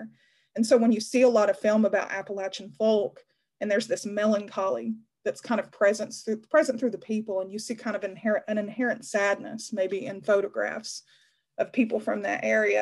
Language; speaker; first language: English; native; English